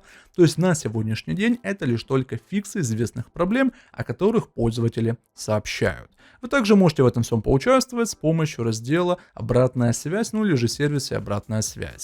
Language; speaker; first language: Russian; native; Russian